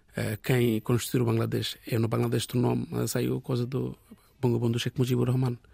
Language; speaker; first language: Portuguese; non-native, learner; Bangla